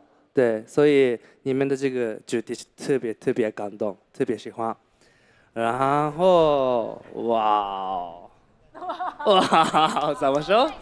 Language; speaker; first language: Chinese; non-native, learner; Japanese